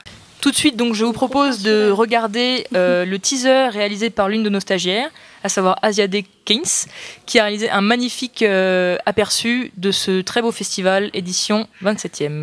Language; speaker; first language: French; native; French